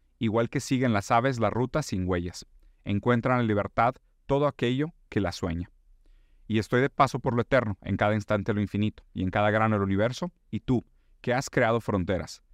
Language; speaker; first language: Spanish; non-native, fluent; Portuguese